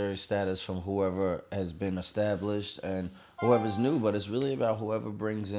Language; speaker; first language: English; native; English